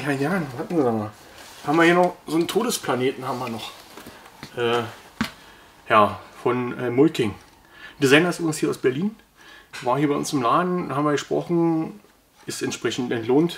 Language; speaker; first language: German; native; German